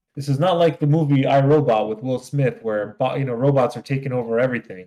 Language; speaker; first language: English; non-native, fluent; Hebrew